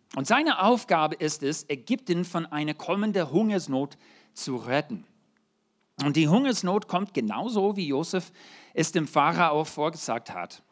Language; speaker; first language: German; non-native, fluent; English